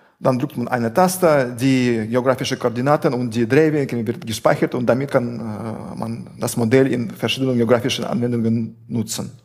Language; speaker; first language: German; non-native, fluent; Russian